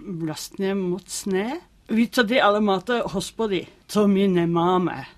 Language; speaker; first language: Czech; non-native, fluent; Norwegian